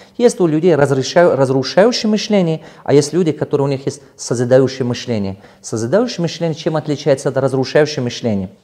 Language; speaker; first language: Russian; non-native, local second language; Tajik